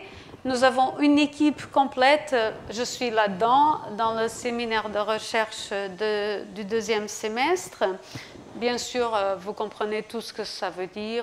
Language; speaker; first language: French; non-native, fluent; Portuguese